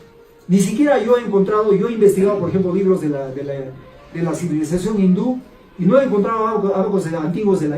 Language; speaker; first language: Spanish; native; Spanish